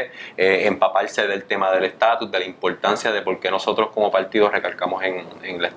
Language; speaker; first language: Spanish; native; Spanish